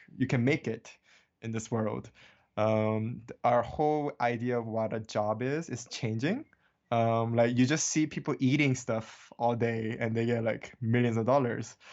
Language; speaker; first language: English; early bilingual, other home language; Korean